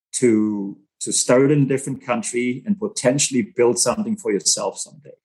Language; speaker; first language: English; non-native, fluent; German